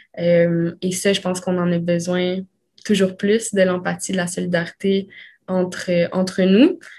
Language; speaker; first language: French; early bilingual, other home language; Spanish